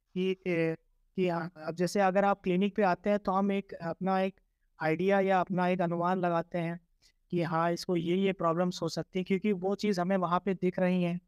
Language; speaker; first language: Hindi; native; Hindi